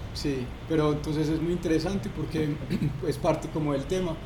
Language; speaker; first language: Spanish; native; Spanish